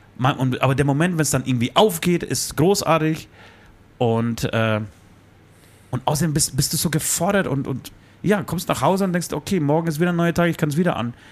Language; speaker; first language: German; early bilingual, other home language; Polish